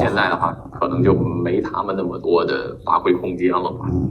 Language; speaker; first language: Chinese; native; Chinese